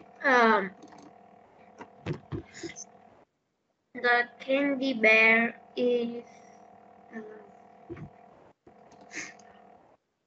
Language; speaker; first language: English; non-native, learner; Vietnamese